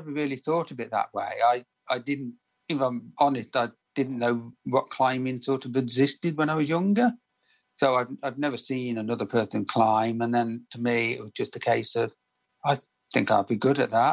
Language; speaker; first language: English; native; English